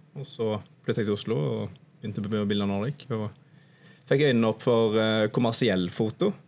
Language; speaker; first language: Norwegian; native; Norwegian